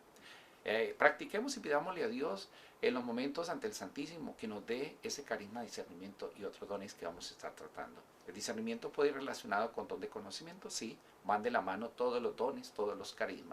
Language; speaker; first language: Spanish; native; Spanish